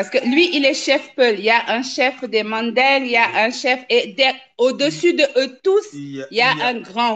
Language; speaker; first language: French; native; French